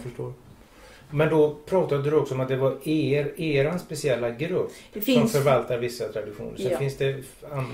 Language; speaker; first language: Swedish; native; Swedish